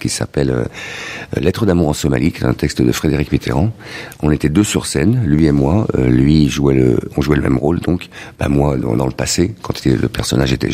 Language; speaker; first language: French; native; French